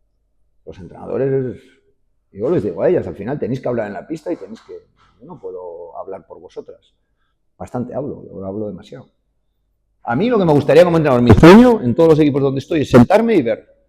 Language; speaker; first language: Spanish; native; Spanish